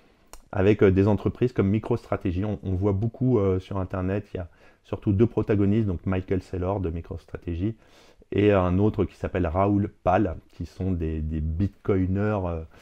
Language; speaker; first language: French; native; French